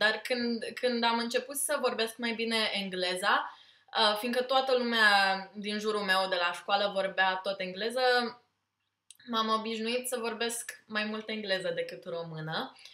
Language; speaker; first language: Romanian; early bilingual, heritage; Romanian